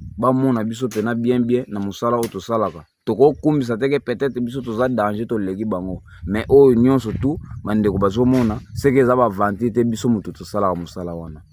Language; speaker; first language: Lingala; non-native, local second language; Kongo